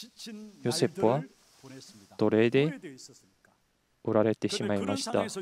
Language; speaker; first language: Japanese; non-native, fluent; Korean